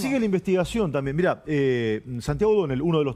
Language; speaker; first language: Spanish; native; Spanish